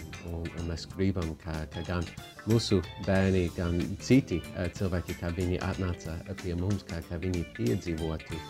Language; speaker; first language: Latvian; non-native, fluent; English